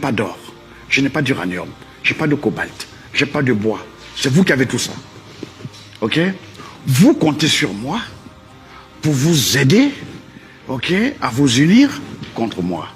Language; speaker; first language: French; non-native, local second language; Dyula